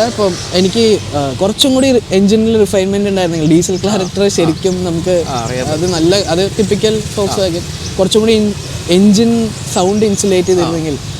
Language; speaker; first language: Malayalam; early bilingual, heritage; Malayalam